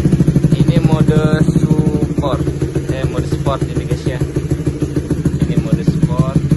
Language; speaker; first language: Indonesian; native; Indonesian